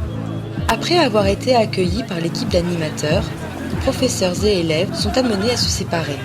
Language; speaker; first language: French; native; French